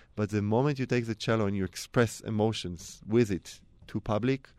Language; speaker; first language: English; non-native, fluent; Hebrew